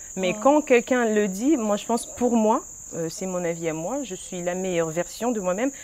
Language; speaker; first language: French; non-native, local second language; Lingala